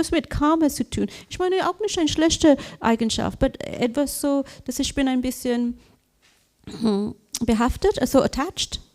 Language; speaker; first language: German; non-native, learner; English